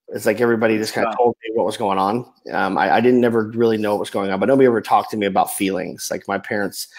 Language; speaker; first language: English; native; English